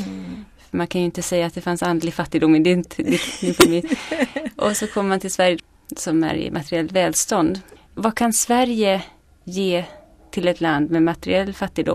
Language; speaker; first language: Swedish; native; Swedish